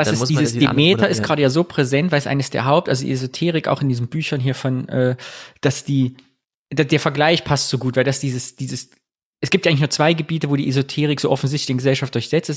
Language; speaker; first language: German; native; German